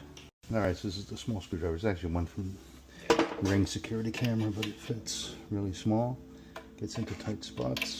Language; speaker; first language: English; native; English